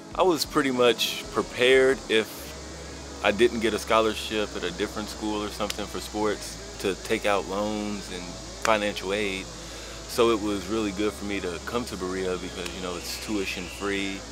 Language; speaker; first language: English; native; English